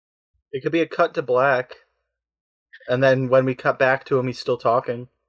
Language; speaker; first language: English; native; English